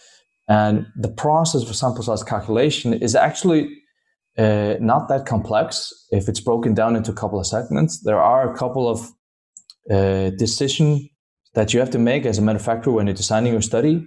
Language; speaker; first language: English; non-native, fluent; Danish